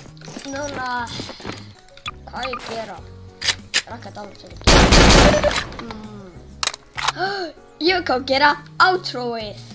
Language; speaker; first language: Icelandic; non-native, learner; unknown